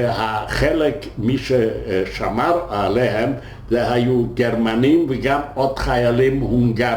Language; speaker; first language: Hebrew; non-native, fluent; Yiddish